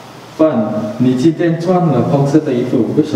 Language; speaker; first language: Chinese; non-native, learner; Indonesian